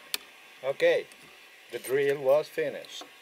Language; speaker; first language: English; non-native, learner; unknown